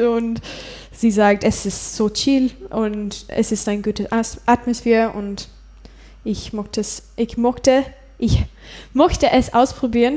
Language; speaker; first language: German; non-native, learner; English